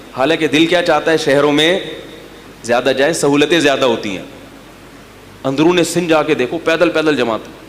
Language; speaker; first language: Urdu; native; Urdu